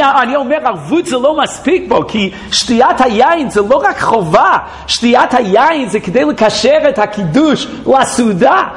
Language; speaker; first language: Hebrew; non-native, fluent; English